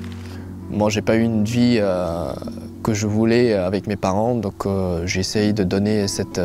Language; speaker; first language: French; non-native, fluent; Persian